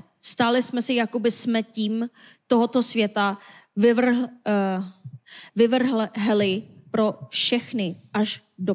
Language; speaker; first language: Czech; non-native, fluent; Korean